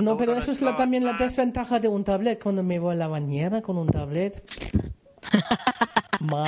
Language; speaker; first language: Spanish; non-native, fluent; German